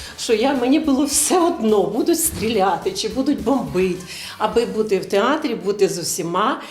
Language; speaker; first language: Ukrainian; native; Ukrainian